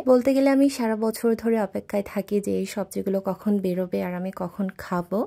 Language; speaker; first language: Bangla; non-native, local second language; Chakma